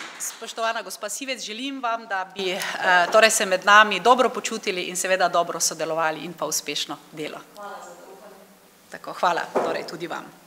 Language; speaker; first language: Slovenian; native; Slovenian